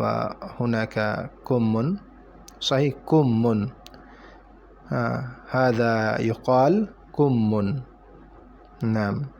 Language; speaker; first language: Arabic; non-native, fluent; Bangla